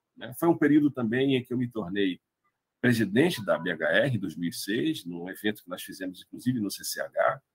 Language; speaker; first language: Portuguese; native; Portuguese